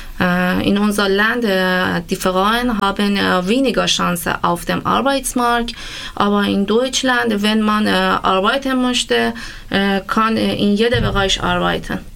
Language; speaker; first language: German; non-native, learner; Persian